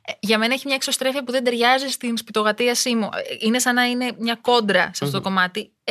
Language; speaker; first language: Greek; early bilingual, other home language; Albanian